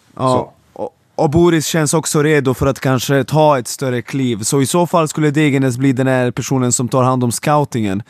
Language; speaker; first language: Swedish; non-native, fluent; Serbian